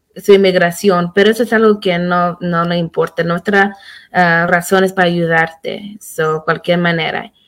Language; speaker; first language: Spanish; early bilingual, heritage; Spanish